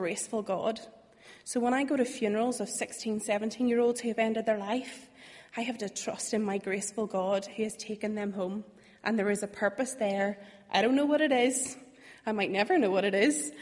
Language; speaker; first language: English; native; English